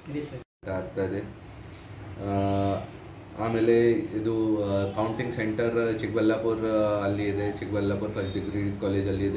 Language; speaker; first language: Kannada; non-native, learner; Hindi